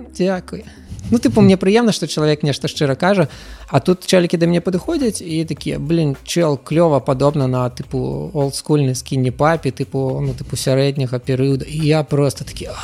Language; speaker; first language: Belarusian; non-native, local second language; Russian